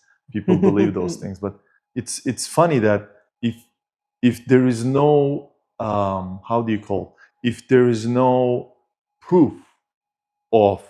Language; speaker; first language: English; non-native, fluent; Turkish